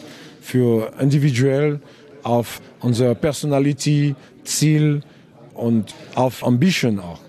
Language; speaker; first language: German; non-native, learner; French